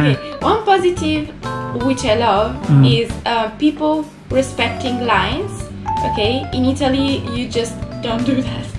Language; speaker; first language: English; non-native, fluent; Italian